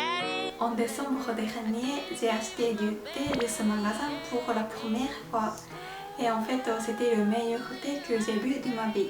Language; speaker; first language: French; non-native, fluent; Japanese